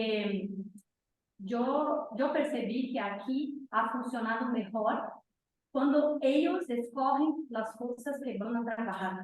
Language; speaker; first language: Spanish; non-native, fluent; Portuguese